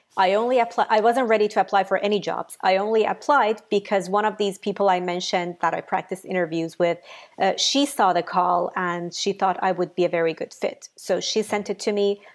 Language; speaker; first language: English; non-native, fluent; Persian